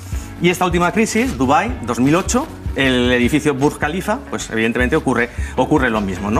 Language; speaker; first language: Spanish; native; Spanish